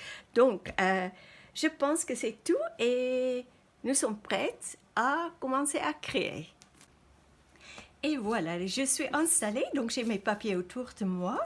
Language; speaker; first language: French; non-native, fluent; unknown